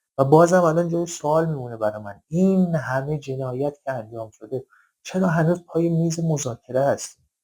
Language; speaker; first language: Persian; native; Persian